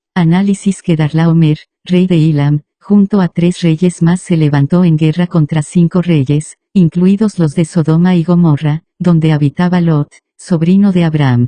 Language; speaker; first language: Spanish; native; Spanish